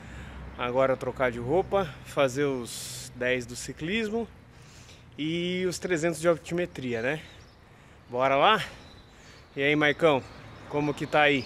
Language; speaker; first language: Portuguese; native; Portuguese